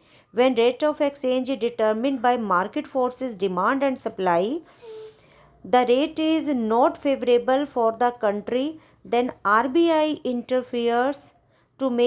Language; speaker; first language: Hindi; non-native, local second language; Punjabi